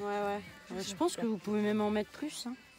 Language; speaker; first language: French; native; French